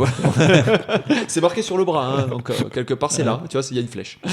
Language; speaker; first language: French; native; French